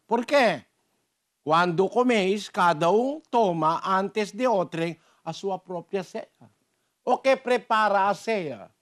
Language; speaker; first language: Portuguese; non-native, fluent; Filipino